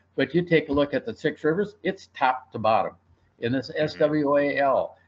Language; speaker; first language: English; native; English